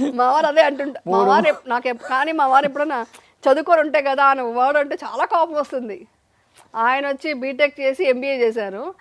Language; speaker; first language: Telugu; native; Telugu